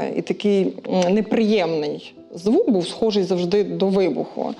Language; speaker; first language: Ukrainian; native; Ukrainian